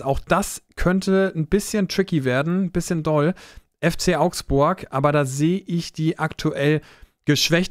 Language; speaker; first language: German; native; German